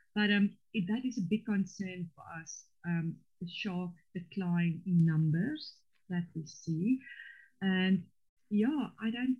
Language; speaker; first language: English; non-native, local second language; Afrikaans